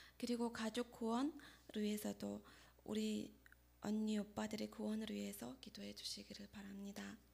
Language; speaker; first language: Korean; non-native, fluent; Mongolian